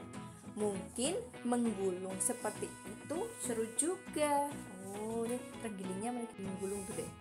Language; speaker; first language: Indonesian; native; Indonesian